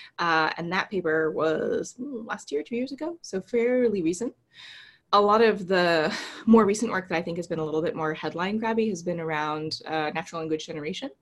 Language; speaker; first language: English; native; English